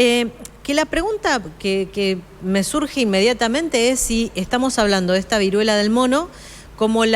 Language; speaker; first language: Spanish; native; Spanish